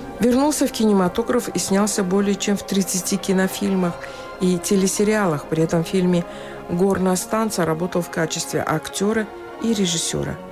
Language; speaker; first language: Russian; non-native, local second language; Tajik